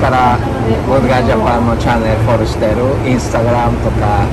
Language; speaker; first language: Japanese; non-native, learner; Spanish